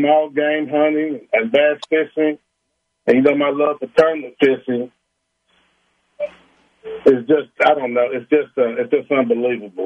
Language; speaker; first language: English; native; English